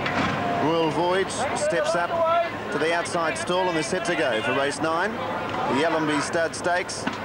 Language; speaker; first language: English; native; English